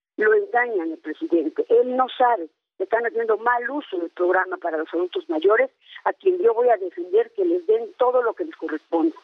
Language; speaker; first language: Spanish; native; Spanish